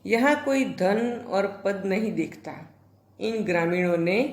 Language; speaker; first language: Hindi; non-native, local second language; Gujarati